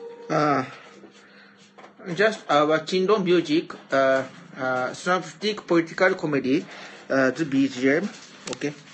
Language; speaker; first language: English; non-native, learner; Japanese